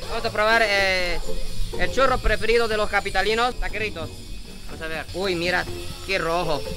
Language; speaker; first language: Spanish; non-native, fluent; Japanese